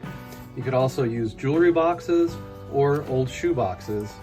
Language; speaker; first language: English; native; English